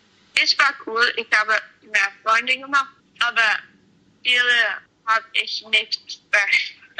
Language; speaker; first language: German; non-native, learner; English